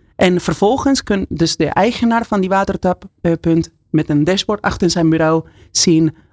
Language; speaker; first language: Dutch; non-native, fluent; Spanish